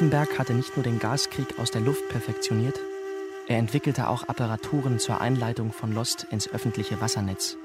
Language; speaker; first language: German; native; German